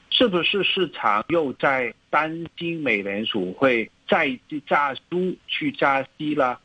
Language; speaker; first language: Chinese; non-native, local second language; Cantonese